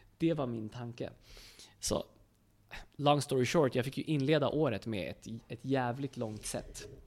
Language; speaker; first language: Swedish; early bilingual, other home language; Kurdish